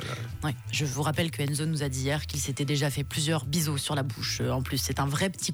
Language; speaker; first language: French; native; French